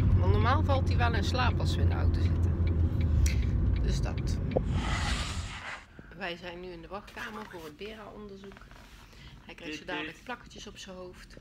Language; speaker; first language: Dutch; native; Dutch